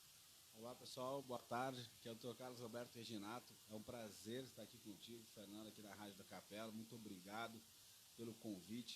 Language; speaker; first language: Portuguese; native; Portuguese